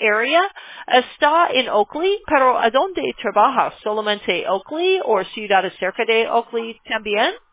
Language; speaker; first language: Spanish; non-native, learner; English